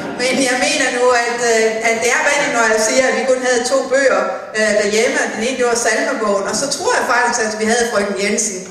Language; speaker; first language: Danish; native; Danish